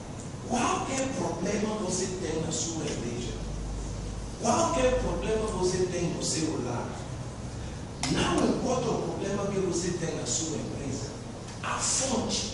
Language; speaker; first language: Portuguese; non-native, fluent; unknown